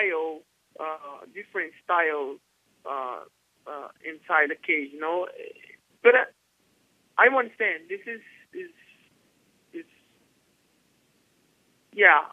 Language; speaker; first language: English; non-native, learner; Portuguese